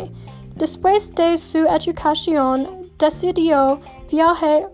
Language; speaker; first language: Spanish; non-native, learner; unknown